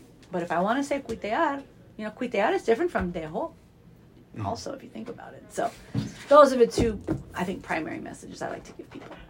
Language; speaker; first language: English; native; English